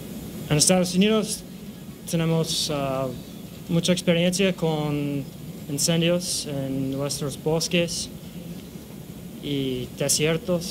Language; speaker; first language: Spanish; non-native, learner; English